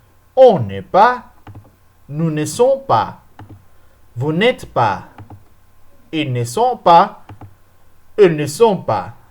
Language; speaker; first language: French; non-native, learner; Spanish